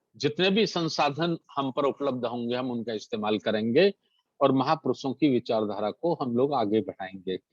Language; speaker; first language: Hindi; native; Hindi